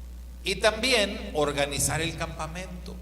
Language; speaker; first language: Spanish; native; Spanish